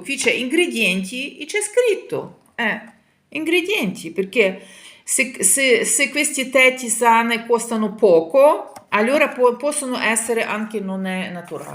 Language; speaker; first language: Italian; non-native, learner; Ukrainian